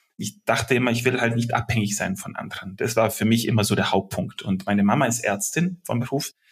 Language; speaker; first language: German; early bilingual, other home language; Serbian